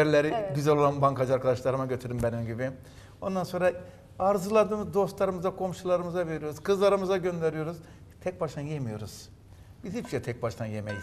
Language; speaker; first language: Turkish; native; Turkish